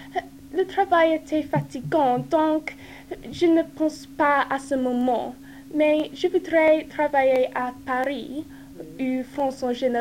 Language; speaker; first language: French; non-native, learner; English